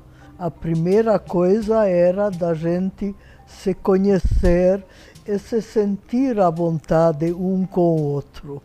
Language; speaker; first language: Portuguese; non-native, fluent; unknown